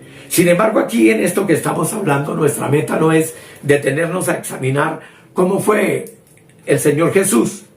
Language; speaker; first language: Spanish; native; Spanish